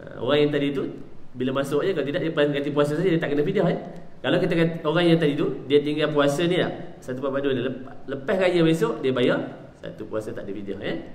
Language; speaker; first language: Malay; native; Malay